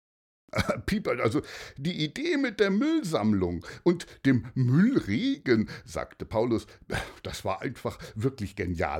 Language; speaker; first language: German; native; German